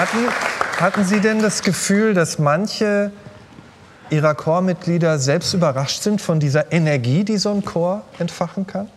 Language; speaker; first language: German; native; German